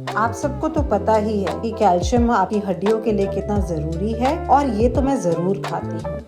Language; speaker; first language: Hindi; non-native, local second language; Bangla